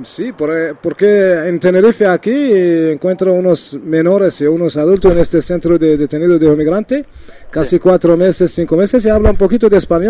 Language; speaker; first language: Spanish; non-native, learner; Arabic